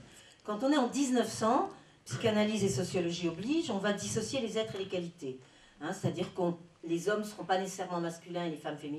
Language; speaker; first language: French; native; French